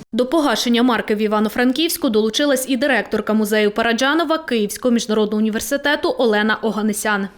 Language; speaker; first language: Ukrainian; native; Ukrainian